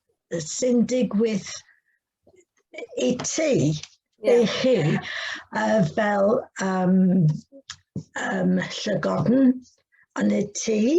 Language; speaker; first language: Welsh; non-native, learner; English